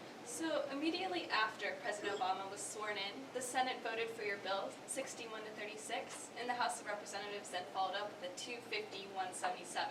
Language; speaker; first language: English; native; English